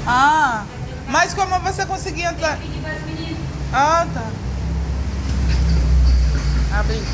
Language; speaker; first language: Portuguese; non-native, learner; Haitian Creole